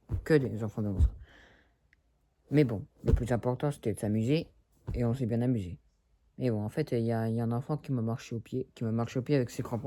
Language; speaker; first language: French; early bilingual, other home language; Spanish